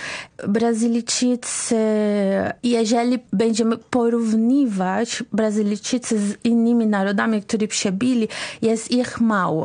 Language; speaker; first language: Polish; non-native, fluent; Portuguese